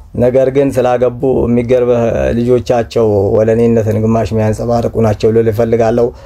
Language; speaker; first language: Amharic; non-native, local second language; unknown